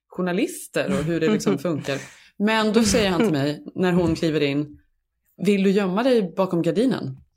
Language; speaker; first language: Swedish; native; Swedish